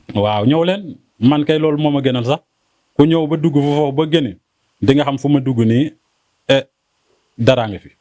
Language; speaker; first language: Wolof; non-native, local second language; Serer